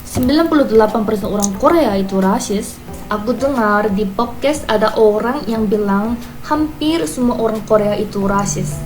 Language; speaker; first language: Indonesian; non-native, fluent; Korean